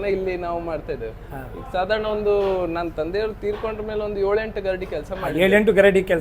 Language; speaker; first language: Kannada; native; Kannada